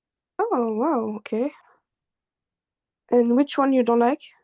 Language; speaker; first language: English; non-native, fluent; French